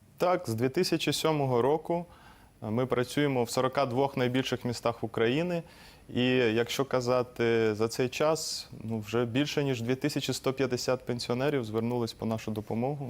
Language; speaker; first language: Ukrainian; native; Ukrainian